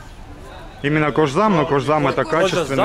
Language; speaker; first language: Russian; native; Russian